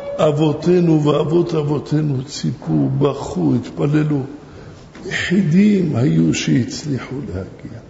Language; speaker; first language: Hebrew; non-native, fluent; Arabic